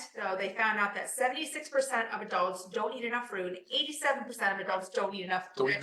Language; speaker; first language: English; native; English